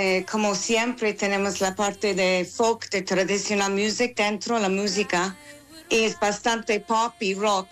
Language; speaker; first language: Spanish; non-native, learner; English